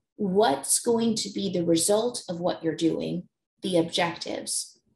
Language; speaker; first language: English; native; English